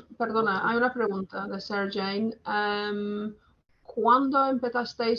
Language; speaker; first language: Spanish; non-native, fluent; English